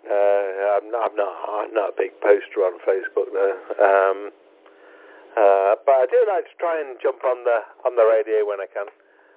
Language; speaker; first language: English; native; English